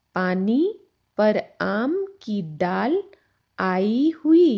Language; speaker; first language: Hindi; non-native, local second language; Assamese